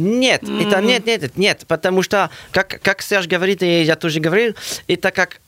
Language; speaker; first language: Russian; non-native, learner; French